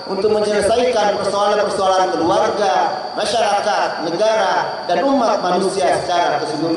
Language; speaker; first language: Indonesian; native; Indonesian